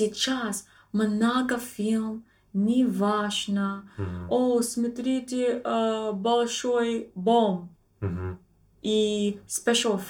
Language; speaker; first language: Russian; non-native, learner; English